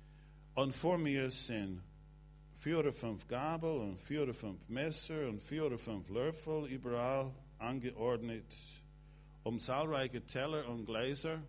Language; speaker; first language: German; non-native, fluent; English